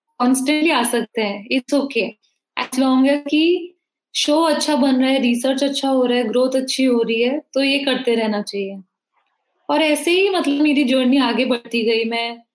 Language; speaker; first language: Hindi; native; Hindi